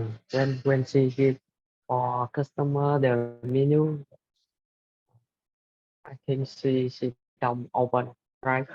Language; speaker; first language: English; non-native, learner; Vietnamese